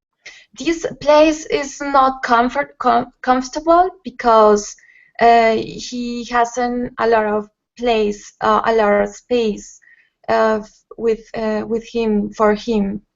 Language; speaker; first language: English; non-native, learner; Spanish